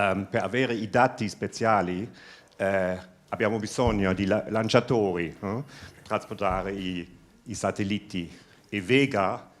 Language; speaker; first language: Italian; non-native, fluent; German